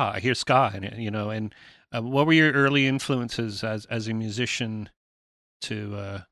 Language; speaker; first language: English; native; English